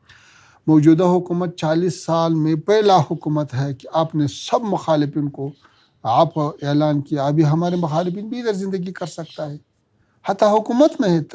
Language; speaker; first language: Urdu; non-native, fluent; Pashto